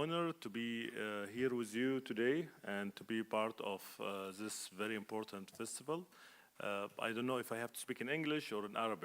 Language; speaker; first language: English; non-native, fluent; Arabic